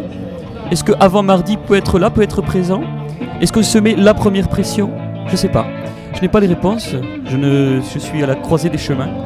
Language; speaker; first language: French; native; French